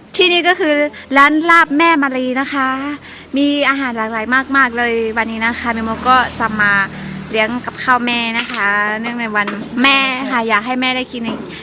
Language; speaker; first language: Thai; non-native, local second language; S'gaw Karen